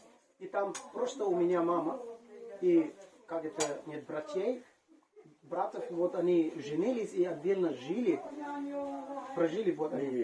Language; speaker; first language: Russian; non-native, learner; Manipuri